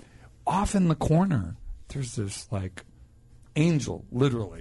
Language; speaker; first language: English; native; English